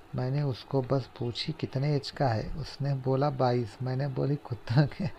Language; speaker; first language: Hindi; non-native, local second language; Urdu